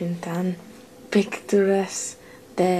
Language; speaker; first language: Spanish; non-native, learner; English